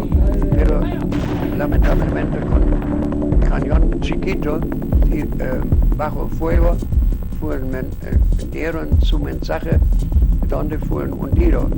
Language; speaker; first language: Spanish; non-native, fluent; German